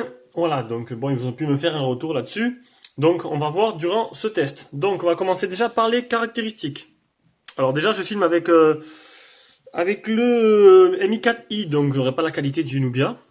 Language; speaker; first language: French; native; French